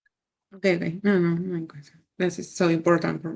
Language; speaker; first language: English; non-native, learner; Spanish